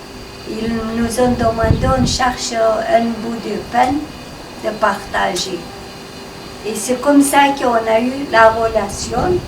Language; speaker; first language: French; non-native, fluent; Armenian